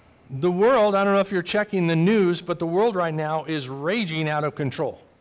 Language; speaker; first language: English; native; English